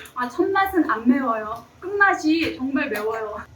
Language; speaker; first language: Korean; early bilingual, heritage; Korean